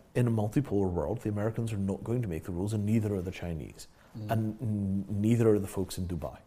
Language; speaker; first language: English; native; English